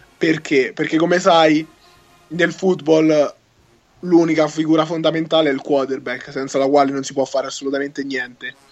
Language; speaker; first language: Italian; native; Italian